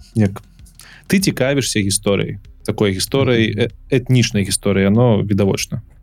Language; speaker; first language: Belarusian; non-native, local second language; Russian